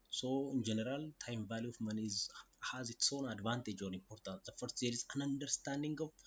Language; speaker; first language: English; non-native, local second language; Amharic